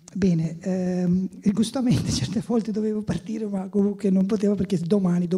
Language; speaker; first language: Italian; non-native, fluent; Albanian